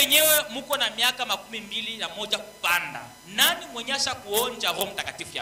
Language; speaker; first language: Swahili; native; Swahili